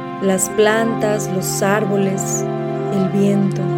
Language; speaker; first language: Spanish; native; Spanish